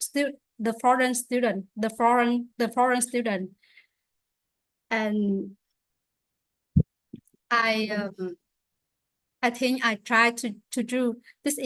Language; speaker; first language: English; non-native, learner; Vietnamese